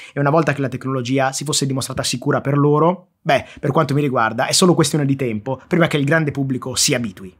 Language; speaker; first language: Italian; native; Italian